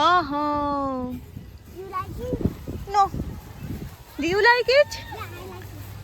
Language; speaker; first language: English; non-native, local second language; Bangla